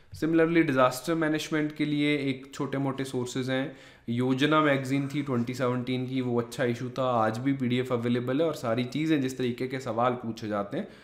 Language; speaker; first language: Hindi; native; Hindi